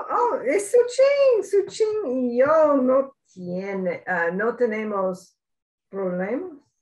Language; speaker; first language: Spanish; non-native, learner; English